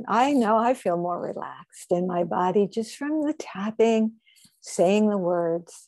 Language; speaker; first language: English; native; English